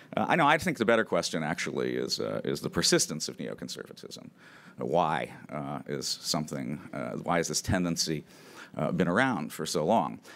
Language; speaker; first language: English; native; English